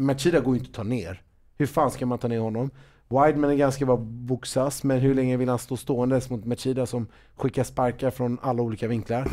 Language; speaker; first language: Swedish; native; Swedish